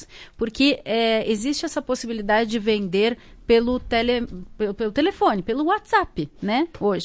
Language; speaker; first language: Portuguese; native; Portuguese